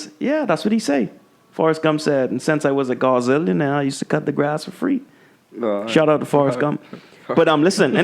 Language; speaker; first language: English; native; English